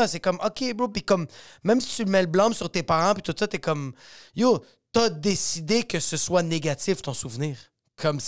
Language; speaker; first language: French; native; French